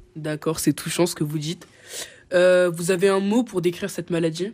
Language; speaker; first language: French; native; French